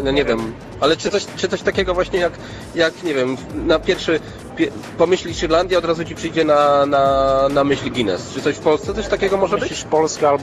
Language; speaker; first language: Polish; native; Polish